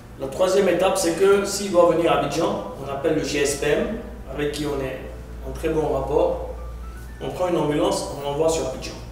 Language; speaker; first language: French; non-native, local second language; Arabic